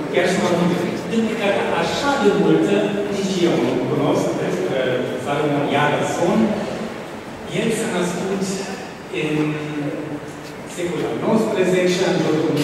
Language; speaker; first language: Romanian; non-native, fluent; German